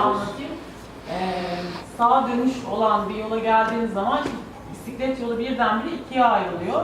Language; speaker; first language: Turkish; native; Turkish